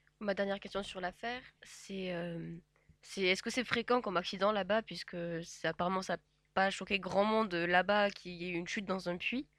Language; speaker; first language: French; native; French